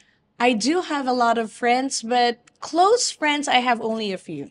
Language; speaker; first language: English; non-native, fluent; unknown